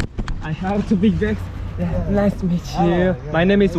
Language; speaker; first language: English; non-native, learner; Korean